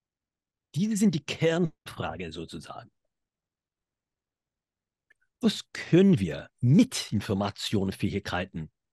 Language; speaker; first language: German; non-native, fluent; English